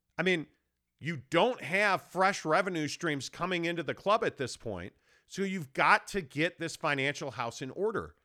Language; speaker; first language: English; native; English